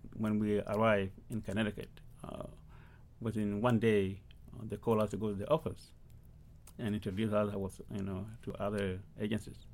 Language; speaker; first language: English; early bilingual, other home language; Arabic